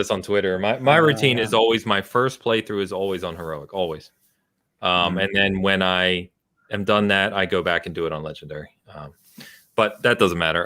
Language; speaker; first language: English; native; English